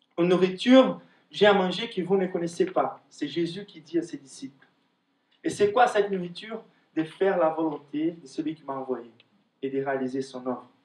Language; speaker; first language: French; non-native, fluent; Portuguese